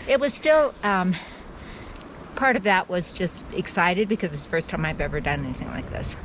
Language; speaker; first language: English; native; English